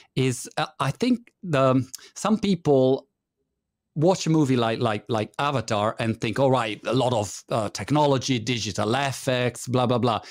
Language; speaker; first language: English; non-native, fluent; Italian